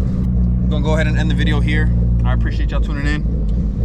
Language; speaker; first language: English; native; English